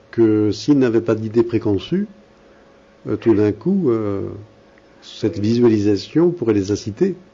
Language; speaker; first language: French; native; French